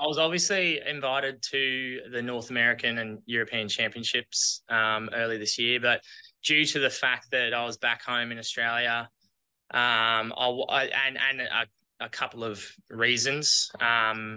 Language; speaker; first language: English; native; English